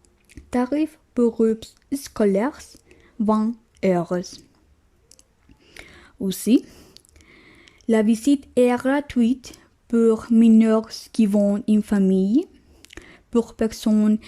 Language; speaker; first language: French; non-native, learner; Spanish